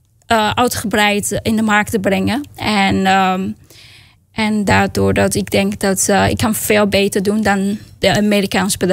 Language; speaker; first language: Dutch; non-native, learner; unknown